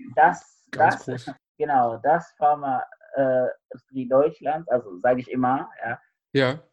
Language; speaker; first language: German; non-native, fluent; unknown